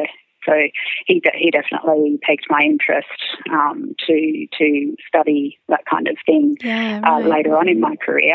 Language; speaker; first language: English; native; English